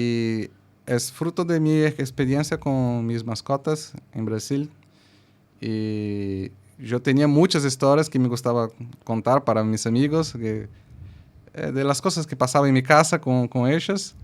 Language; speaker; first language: Spanish; non-native, fluent; Portuguese